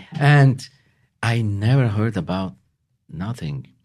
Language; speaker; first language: English; non-native, learner; Italian